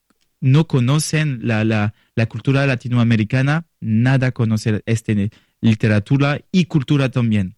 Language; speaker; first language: Spanish; non-native, learner; French